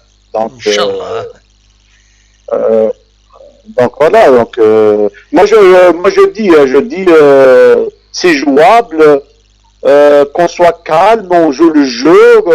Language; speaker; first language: French; non-native, local second language; Kabyle